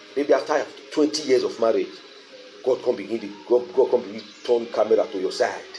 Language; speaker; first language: Nigerian Pidgin; non-native, local second language; Bini